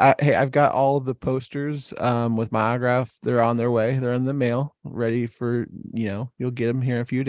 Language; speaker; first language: English; native; English